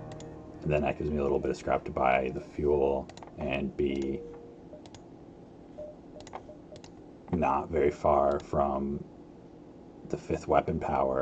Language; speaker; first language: English; native; English